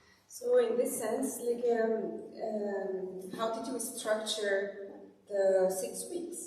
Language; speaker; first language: English; non-native, fluent; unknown